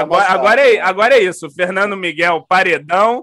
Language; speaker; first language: Portuguese; native; Portuguese